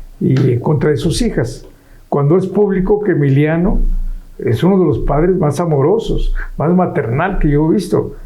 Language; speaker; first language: Spanish; native; Spanish